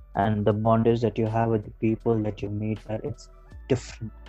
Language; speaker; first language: English; non-native, local second language; Hindi